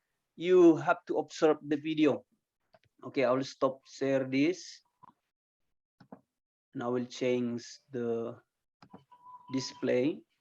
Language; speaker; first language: English; non-native, fluent; Indonesian